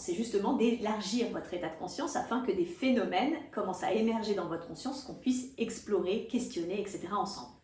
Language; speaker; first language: French; native; French